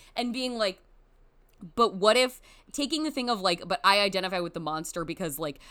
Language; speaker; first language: English; native; English